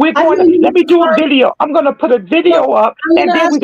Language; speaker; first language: English; native; English